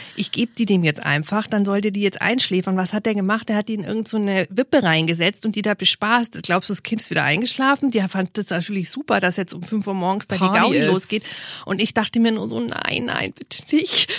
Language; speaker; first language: German; native; German